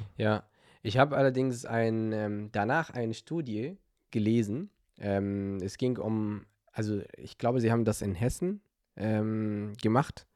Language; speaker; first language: German; non-native, learner; Arabic